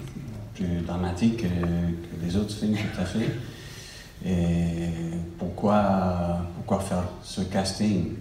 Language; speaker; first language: French; non-native, fluent; English